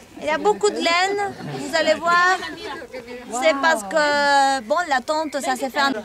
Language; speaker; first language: French; non-native, fluent; Spanish